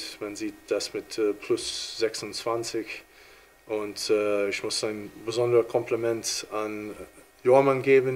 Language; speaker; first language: German; non-native, fluent; English